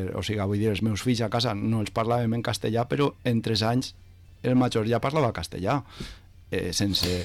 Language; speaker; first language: Catalan; non-native, local second language; Spanish